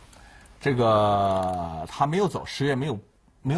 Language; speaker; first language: Chinese; native; Chinese